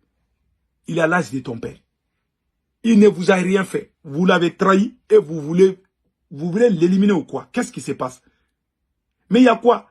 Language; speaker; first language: French; non-native, local second language; Bambara